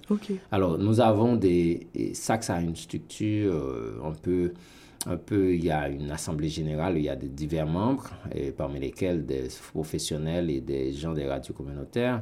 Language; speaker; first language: French; non-native, local second language; Haitian Creole